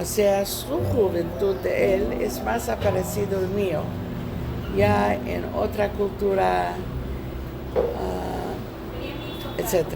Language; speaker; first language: Spanish; non-native, learner; English